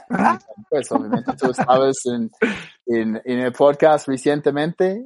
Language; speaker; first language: Spanish; non-native, fluent; English